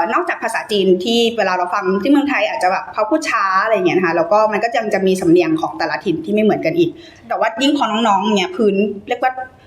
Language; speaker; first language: Thai; native; Thai